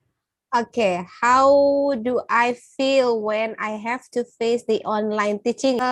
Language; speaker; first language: English; non-native, fluent; Indonesian